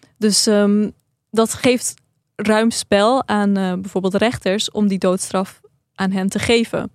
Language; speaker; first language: Dutch; early bilingual, other home language; Persian